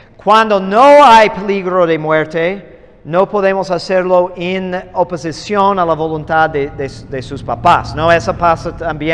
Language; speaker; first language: Spanish; non-native, fluent; English